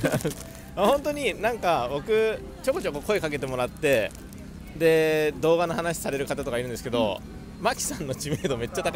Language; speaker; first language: Japanese; native; Japanese